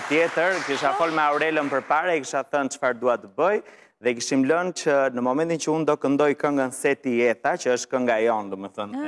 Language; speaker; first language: Albanian; native; Albanian